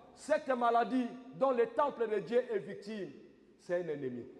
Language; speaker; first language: French; non-native, local second language; Lingala